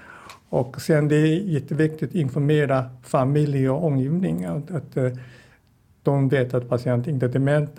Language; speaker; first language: Swedish; non-native, fluent; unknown